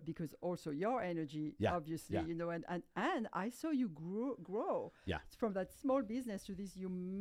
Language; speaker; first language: English; non-native, fluent; French